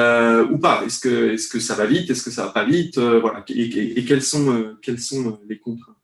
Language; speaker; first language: French; native; French